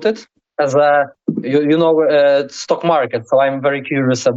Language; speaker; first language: English; non-native, learner; Polish